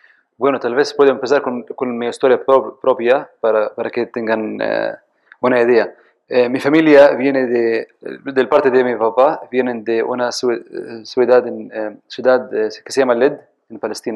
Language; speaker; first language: Spanish; non-native, fluent; Arabic